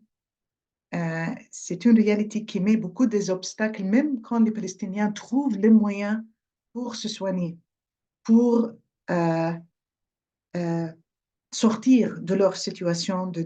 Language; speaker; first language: French; non-native, fluent; Arabic